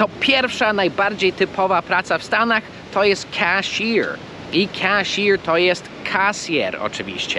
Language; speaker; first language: Polish; early bilingual, heritage; Polish